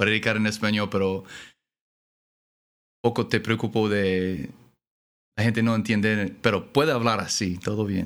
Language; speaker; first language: Spanish; non-native, learner; English